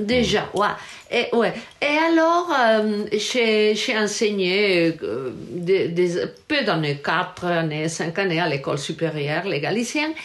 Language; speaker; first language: French; non-native, learner; Galician